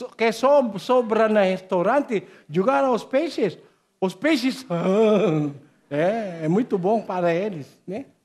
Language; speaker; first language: Portuguese; non-native, learner; Filipino